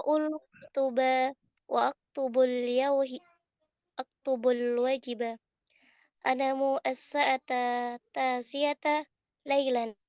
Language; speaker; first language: Arabic; non-native, learner; Indonesian